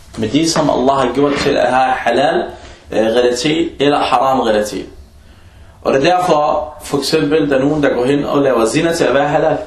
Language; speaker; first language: Danish; non-native, fluent; Arabic